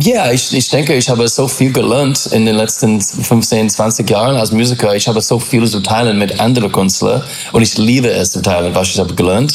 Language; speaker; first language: German; non-native, fluent; English